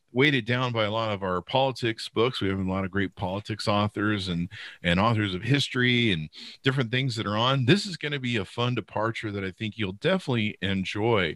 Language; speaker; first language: English; native; English